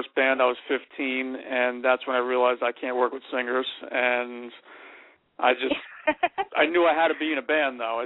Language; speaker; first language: English; native; English